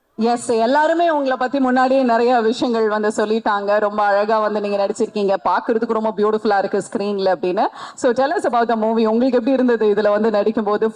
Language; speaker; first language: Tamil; native; Tamil